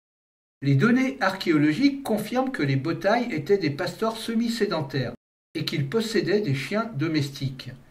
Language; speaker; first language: French; native; French